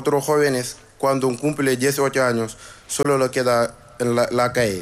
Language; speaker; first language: Spanish; non-native, learner; Wolof